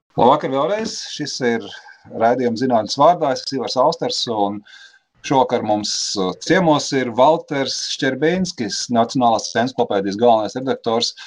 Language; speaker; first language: Latvian; native; Latvian